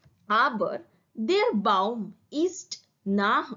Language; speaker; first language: German; non-native, learner; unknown